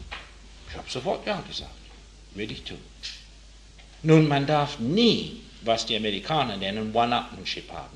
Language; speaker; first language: German; non-native, fluent; English